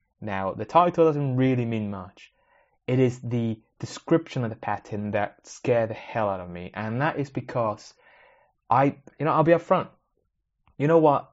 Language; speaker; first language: English; early bilingual, other home language; Spanish